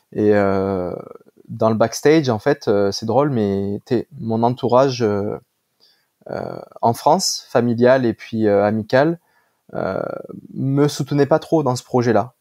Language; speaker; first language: French; native; French